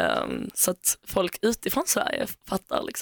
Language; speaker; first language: Swedish; native; Swedish